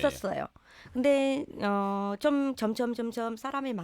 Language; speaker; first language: Korean; non-native, learner; Vietnamese